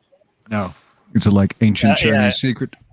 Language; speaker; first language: English; native; English